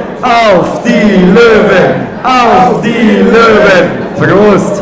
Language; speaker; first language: German; native; German